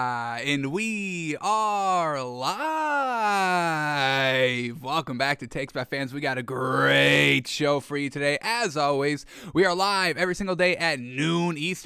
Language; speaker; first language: English; native; English